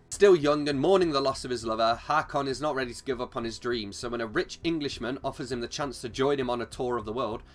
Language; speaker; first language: English; native; English